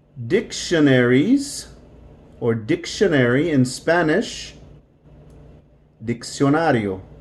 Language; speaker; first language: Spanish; non-native, fluent; English